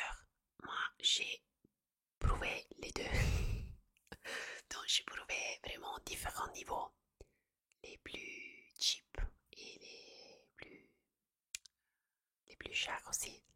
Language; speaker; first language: French; non-native, fluent; Italian